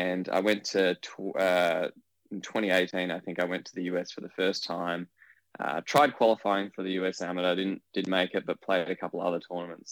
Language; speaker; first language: English; native; English